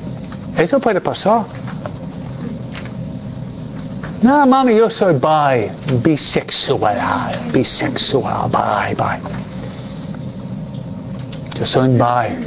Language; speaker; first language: Spanish; non-native, fluent; English